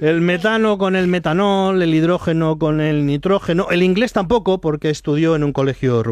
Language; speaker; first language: Spanish; native; Spanish